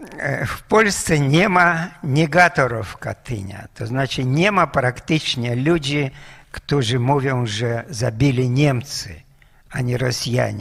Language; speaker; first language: Polish; non-native, fluent; Russian